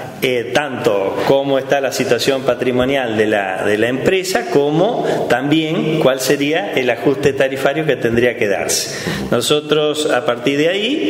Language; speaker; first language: Spanish; native; Spanish